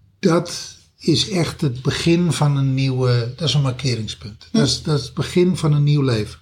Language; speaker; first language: Dutch; early bilingual, other home language; German